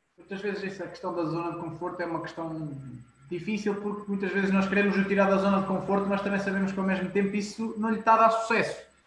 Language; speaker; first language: Portuguese; native; Portuguese